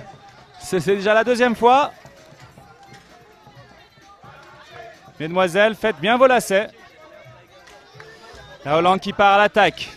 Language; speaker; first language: French; native; French